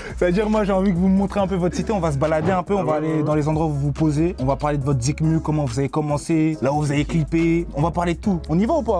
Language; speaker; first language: French; native; French